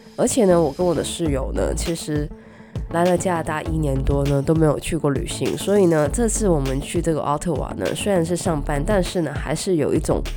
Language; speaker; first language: Chinese; native; Chinese